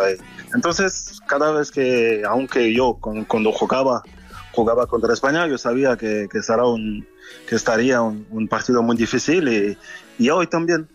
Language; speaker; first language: Spanish; non-native, fluent; French